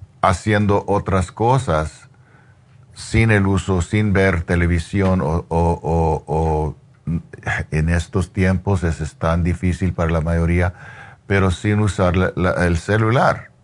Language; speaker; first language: Spanish; non-native, learner; English